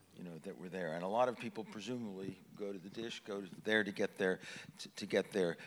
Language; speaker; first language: English; native; English